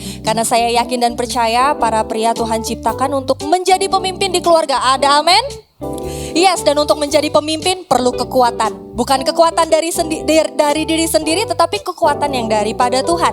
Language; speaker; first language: Indonesian; native; Indonesian